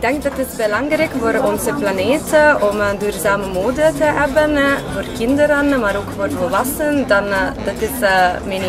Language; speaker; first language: Dutch; non-native, fluent; Italian